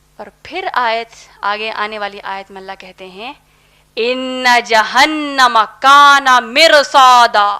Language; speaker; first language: Urdu; native; Urdu